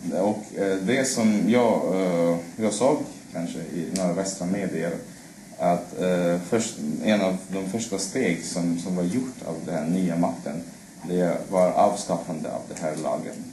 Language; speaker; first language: Swedish; non-native, fluent; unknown